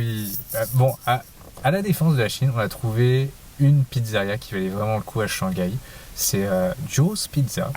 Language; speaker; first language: French; native; French